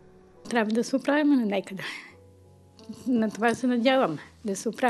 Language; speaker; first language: Bulgarian; native; Bulgarian